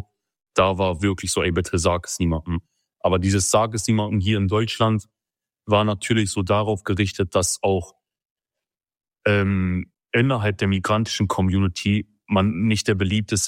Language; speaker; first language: German; early bilingual, other home language; Kurdish